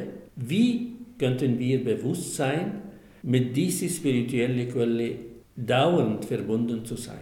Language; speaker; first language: German; non-native, fluent; Arabic